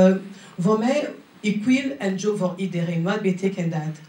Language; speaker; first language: Dutch; non-native, learner; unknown